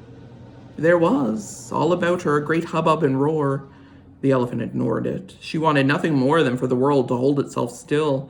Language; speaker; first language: English; native; English